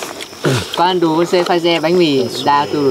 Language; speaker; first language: Portuguese; non-native, learner; Vietnamese